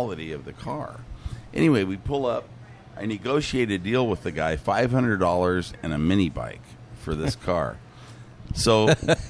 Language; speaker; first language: English; native; English